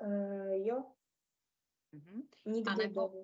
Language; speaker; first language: Czech; non-native, learner; Ukrainian